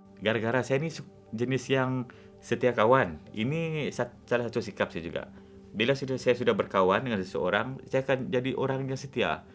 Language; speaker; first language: Malay; non-native, local second language; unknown